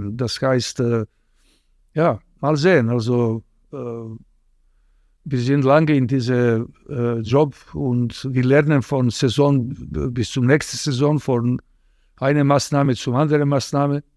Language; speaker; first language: German; non-native, fluent; Serbian